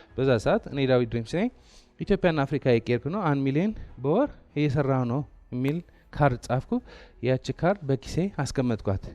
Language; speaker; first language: Amharic; non-native, local second language; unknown